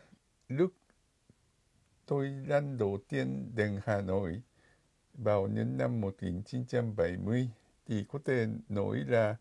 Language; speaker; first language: Vietnamese; non-native, fluent; Japanese